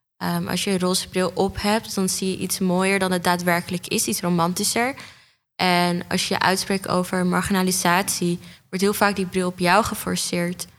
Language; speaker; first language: Dutch; native; Dutch